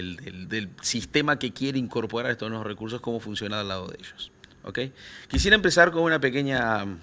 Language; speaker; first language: Spanish; native; Spanish